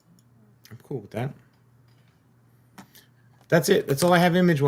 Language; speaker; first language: English; native; English